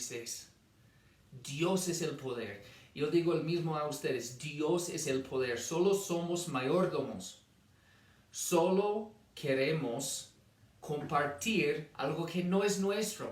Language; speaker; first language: Spanish; non-native, fluent; English